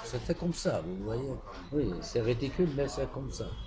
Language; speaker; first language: French; non-native, fluent; Armenian